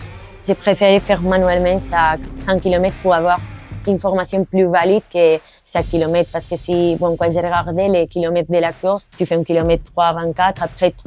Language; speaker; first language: French; non-native, learner; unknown